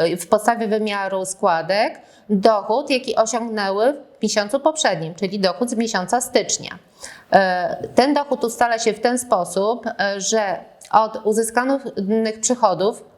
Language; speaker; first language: Polish; native; Polish